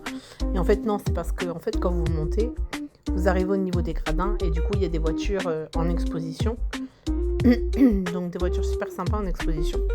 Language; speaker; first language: French; native; French